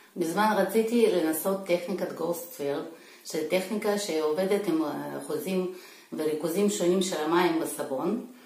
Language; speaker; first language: Hebrew; non-native, fluent; Russian